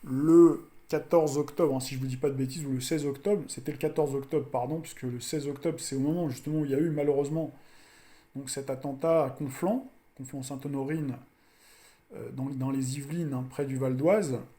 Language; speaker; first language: French; native; French